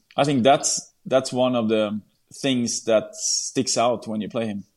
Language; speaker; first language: English; non-native, fluent; Swedish